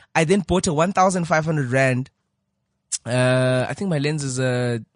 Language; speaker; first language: English; non-native, local second language; Xhosa